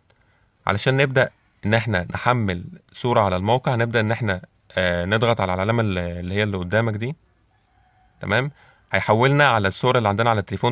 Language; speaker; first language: Arabic; native; Arabic